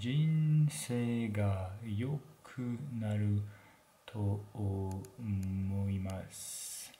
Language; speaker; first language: Japanese; non-native, learner; French